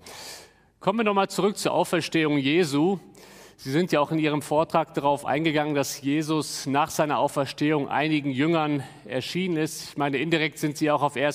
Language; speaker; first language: German; native; German